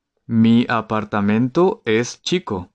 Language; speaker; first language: Spanish; non-native, fluent; Japanese